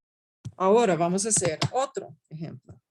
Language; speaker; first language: Spanish; non-native, fluent; English